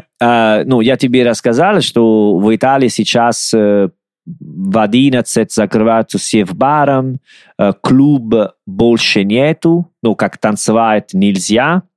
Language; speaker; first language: Russian; non-native, learner; Italian